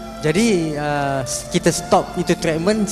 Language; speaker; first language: Malay; native; Malay